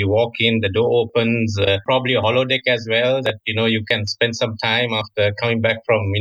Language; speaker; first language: English; non-native, local second language; Tamil